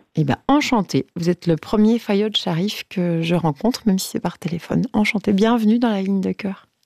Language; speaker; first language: French; native; French